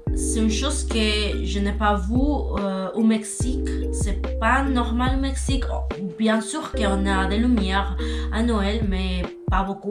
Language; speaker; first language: French; non-native, learner; Spanish